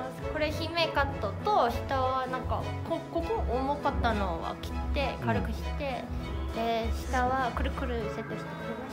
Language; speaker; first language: Japanese; non-native, learner; Cantonese